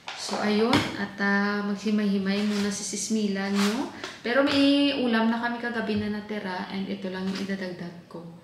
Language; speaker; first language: Filipino; non-native, local second language; Hiligaynon